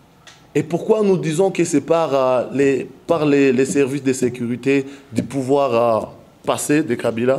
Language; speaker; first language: French; non-native, local second language; Swahili